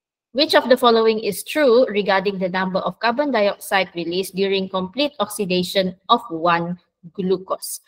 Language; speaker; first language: English; non-native, local second language; Malay